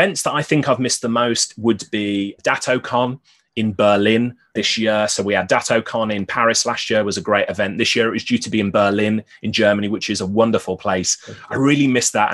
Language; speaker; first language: English; native; English